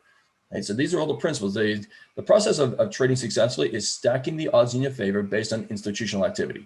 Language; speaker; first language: English; native; English